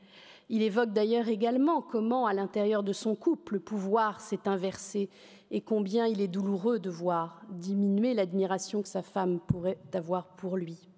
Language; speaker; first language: French; native; French